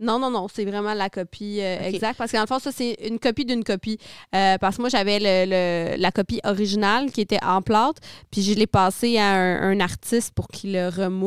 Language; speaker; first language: French; native; French